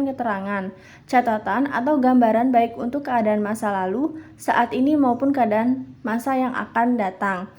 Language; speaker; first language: Indonesian; native; Indonesian